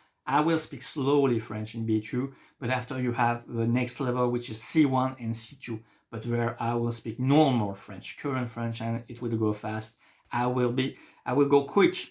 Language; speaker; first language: English; non-native, fluent; French